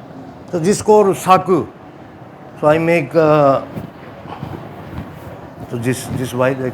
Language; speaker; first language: English; non-native, learner; Japanese